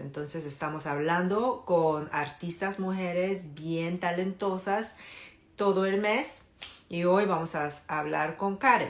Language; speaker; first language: Spanish; non-native, fluent; Korean